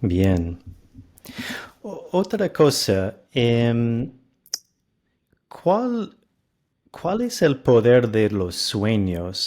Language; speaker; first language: Spanish; non-native, fluent; English